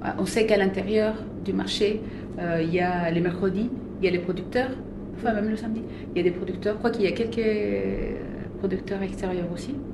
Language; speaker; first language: French; non-native, fluent; Spanish